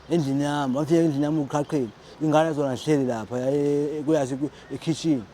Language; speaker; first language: Zulu; non-native, local second language; Xhosa